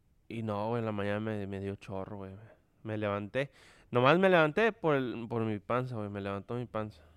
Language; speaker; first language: Spanish; early bilingual, heritage; Spanish